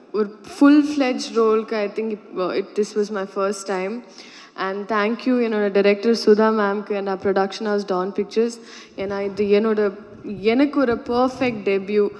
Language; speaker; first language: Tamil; non-native, learner; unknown